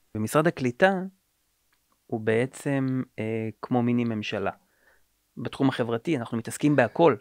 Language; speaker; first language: Hebrew; native; Hebrew